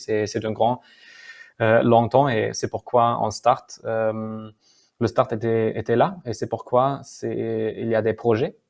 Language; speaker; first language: French; non-native, learner; German